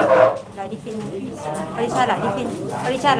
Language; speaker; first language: Cantonese; non-native, learner; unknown